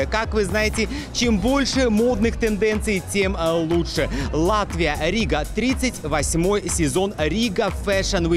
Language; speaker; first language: Russian; native; Russian